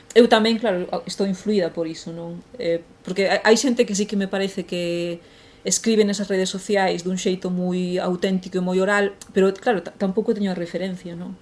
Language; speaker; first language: Galician; native; Galician